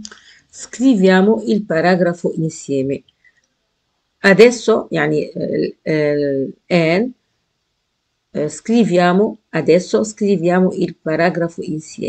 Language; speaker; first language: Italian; non-native, fluent; Arabic